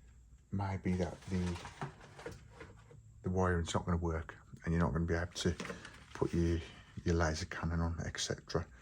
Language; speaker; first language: English; native; English